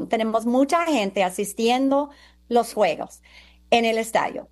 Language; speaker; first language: Spanish; non-native, fluent; English